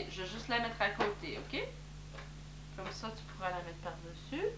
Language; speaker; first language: French; native; French